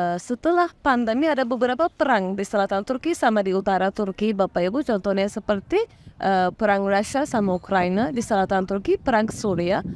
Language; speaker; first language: Indonesian; non-native, fluent; Turkish